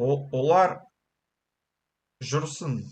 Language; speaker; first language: Kazakh; non-native, learner; Russian